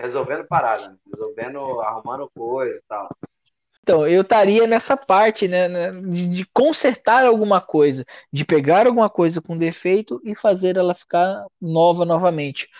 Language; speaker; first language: Portuguese; native; Portuguese